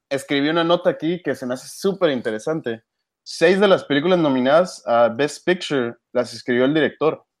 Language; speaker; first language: Spanish; native; Spanish